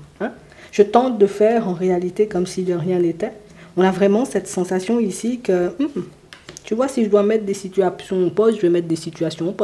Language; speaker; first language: French; native; French